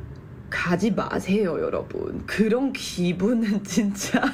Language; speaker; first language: Korean; non-native, fluent; Chinese